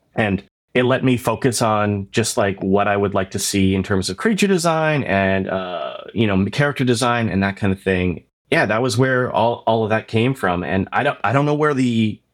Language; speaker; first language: English; native; English